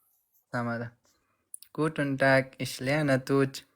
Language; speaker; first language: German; non-native, learner; Pashto